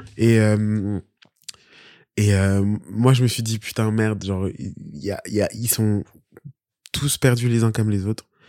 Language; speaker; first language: French; early bilingual, other home language; Spanish